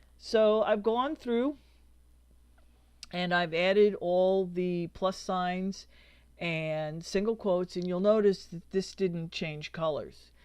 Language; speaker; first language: English; native; English